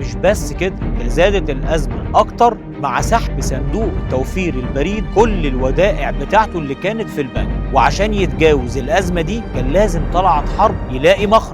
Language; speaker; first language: Arabic; native; Arabic